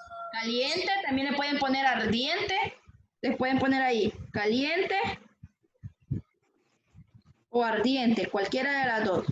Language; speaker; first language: Spanish; native; Spanish